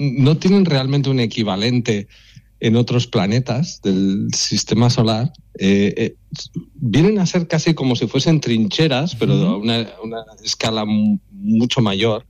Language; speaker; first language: Spanish; native; Spanish